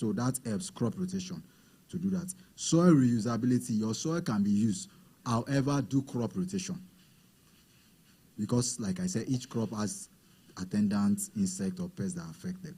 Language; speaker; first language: English; non-native, local second language; Yoruba